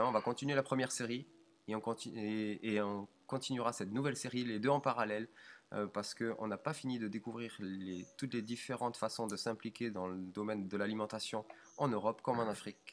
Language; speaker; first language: French; native; French